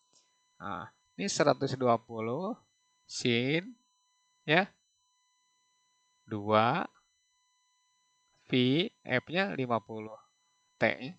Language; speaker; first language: Indonesian; native; Indonesian